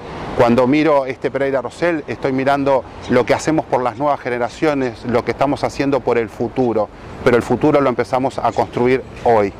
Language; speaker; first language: Spanish; native; Spanish